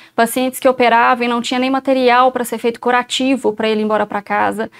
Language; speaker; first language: Portuguese; native; Portuguese